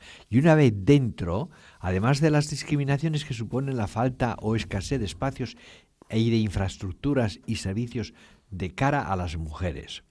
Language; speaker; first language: Spanish; native; Spanish